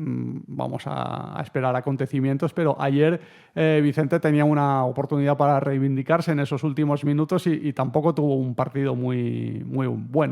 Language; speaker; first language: Spanish; native; Spanish